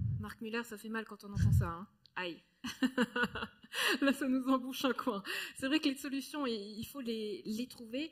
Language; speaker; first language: French; native; French